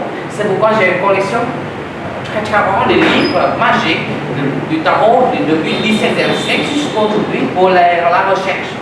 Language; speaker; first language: French; non-native, learner; Vietnamese